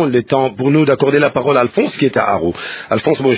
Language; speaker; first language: French; non-native, local second language; Lingala